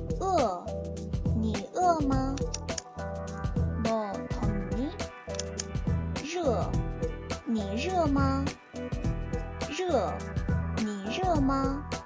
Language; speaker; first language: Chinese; non-native, fluent; Korean